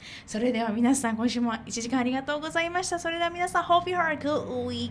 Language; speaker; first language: Japanese; native; Japanese